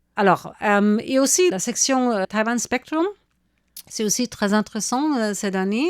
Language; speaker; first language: French; non-native, fluent; German